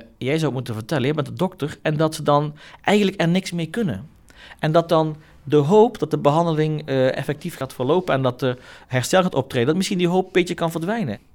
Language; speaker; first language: Dutch; early bilingual, other home language; Turkish